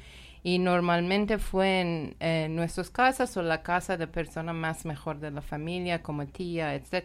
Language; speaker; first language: Spanish; non-native, learner; Persian